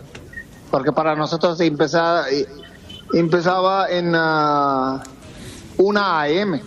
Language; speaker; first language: Spanish; non-native, fluent; Bangla